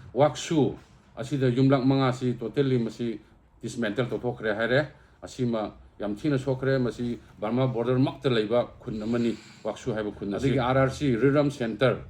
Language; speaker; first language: Manipuri; non-native, local second language; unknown